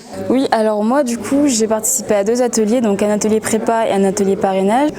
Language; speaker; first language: French; native; French